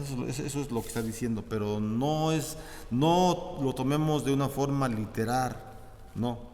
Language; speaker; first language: Spanish; native; Spanish